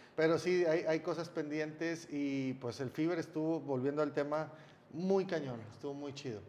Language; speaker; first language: Spanish; native; Spanish